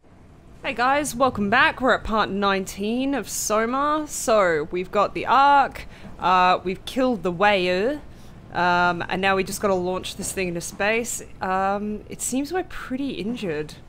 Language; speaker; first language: English; native; English